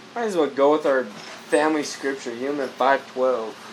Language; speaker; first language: English; native; English